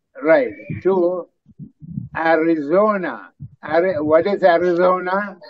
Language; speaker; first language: English; non-native, fluent; Tamil